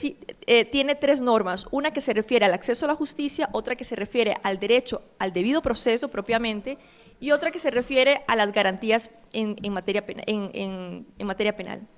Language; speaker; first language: Spanish; native; Spanish